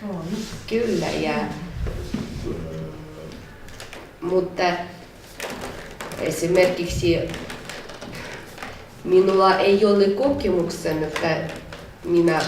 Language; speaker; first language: Finnish; non-native, learner; Russian